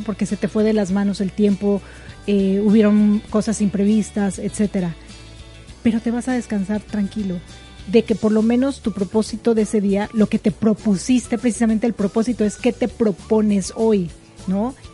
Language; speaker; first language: Spanish; native; Spanish